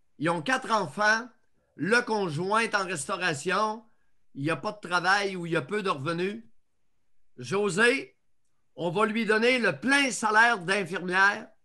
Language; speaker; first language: French; native; French